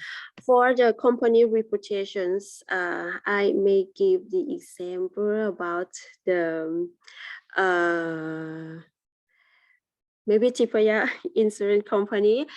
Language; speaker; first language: English; non-native, learner; Thai